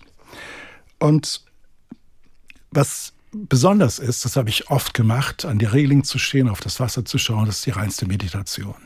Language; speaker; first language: German; native; German